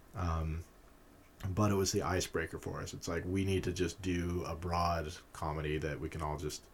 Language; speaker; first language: English; native; English